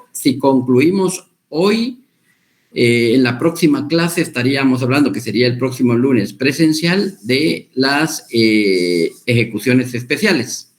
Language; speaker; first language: Spanish; native; Spanish